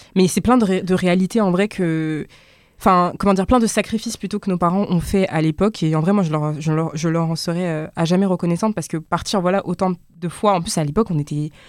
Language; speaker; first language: French; early bilingual, other home language; Lingala